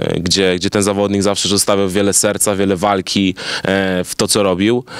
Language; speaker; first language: Polish; native; Polish